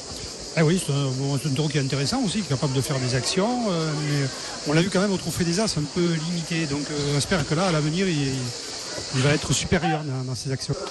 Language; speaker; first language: French; native; French